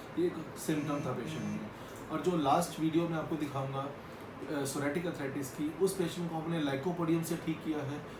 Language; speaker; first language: Hindi; native; Hindi